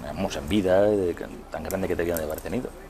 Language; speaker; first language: Spanish; native; Spanish